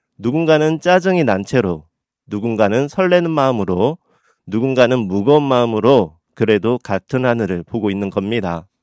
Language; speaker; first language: Korean; native; Korean